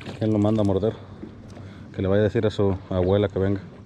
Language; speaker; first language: Spanish; native; Spanish